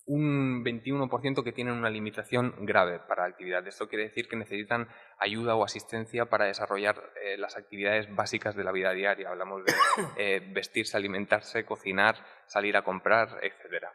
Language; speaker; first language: Spanish; native; Spanish